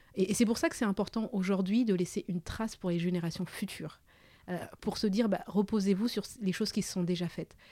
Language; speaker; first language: French; early bilingual, other home language; Malagasy